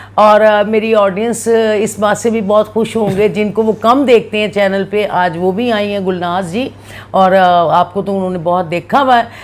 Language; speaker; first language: Urdu; non-native, local second language; Punjabi